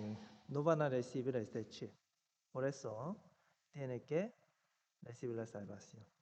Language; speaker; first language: Spanish; non-native, fluent; Korean